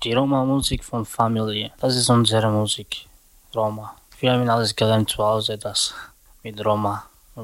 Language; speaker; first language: German; non-native, learner; Slovak